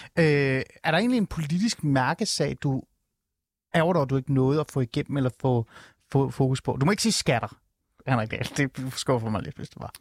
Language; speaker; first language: Danish; early bilingual, other home language; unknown